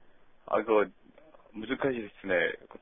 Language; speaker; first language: Japanese; non-native, learner; Korean